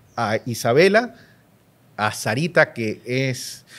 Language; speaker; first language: Spanish; native; Spanish